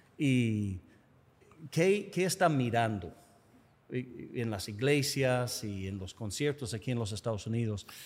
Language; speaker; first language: Spanish; non-native, fluent; English